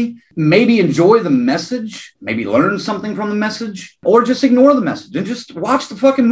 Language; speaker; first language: English; native; English